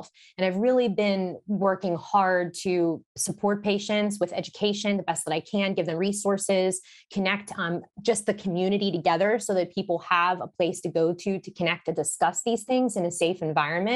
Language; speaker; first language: English; native; English